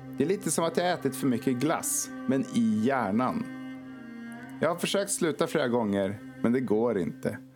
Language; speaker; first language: Swedish; early bilingual, other home language; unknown